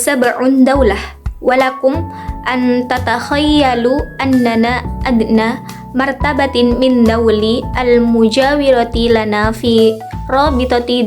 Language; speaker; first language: Arabic; non-native, learner; Indonesian